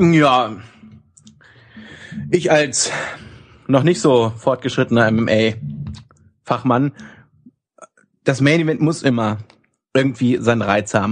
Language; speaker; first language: German; native; German